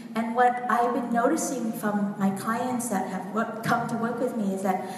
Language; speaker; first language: English; non-native, fluent; Vietnamese